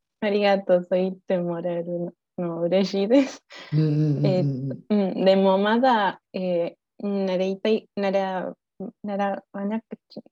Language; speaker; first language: Japanese; non-native, learner; Spanish